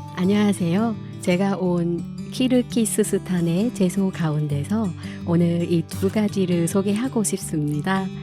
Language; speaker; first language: Korean; non-native, fluent; Vietnamese